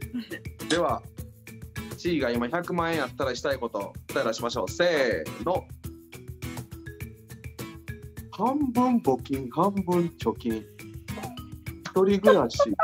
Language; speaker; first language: Japanese; native; Japanese